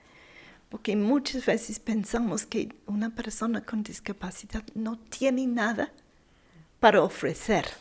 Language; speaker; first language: Spanish; non-native, fluent; English